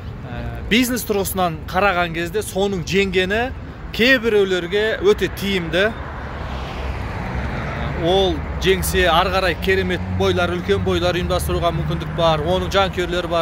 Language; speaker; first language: Kazakh; native; Kazakh